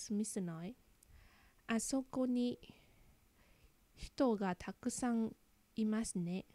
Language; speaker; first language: Japanese; non-native, fluent; Vietnamese